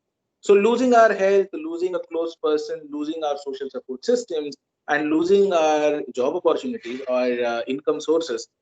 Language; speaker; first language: English; non-native, local second language; Marathi